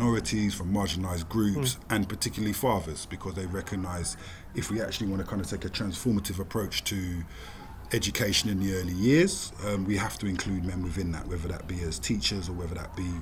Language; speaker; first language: English; native; English